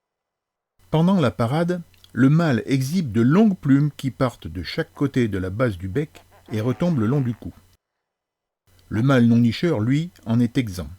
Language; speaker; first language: French; native; French